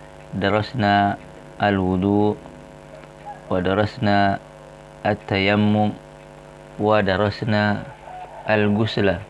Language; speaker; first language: Arabic; non-native, fluent; Indonesian